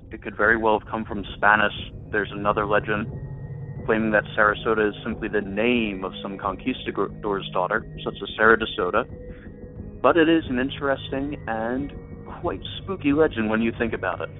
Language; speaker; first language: English; native; English